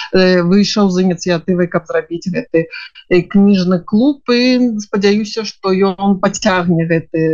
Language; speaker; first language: Belarusian; non-native, local second language; Russian